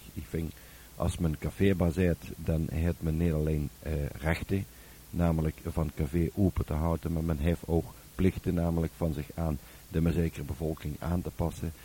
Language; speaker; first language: Dutch; native; Dutch